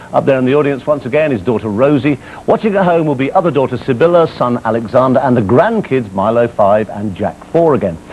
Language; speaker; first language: English; native; English